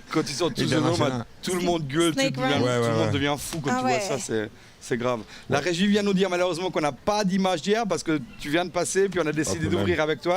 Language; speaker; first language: French; native; French